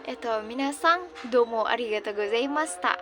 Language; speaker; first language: Japanese; non-native, learner; Indonesian